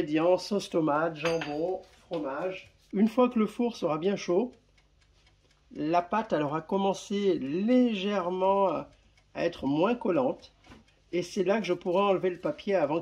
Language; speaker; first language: French; native; French